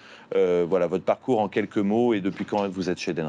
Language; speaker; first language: French; native; French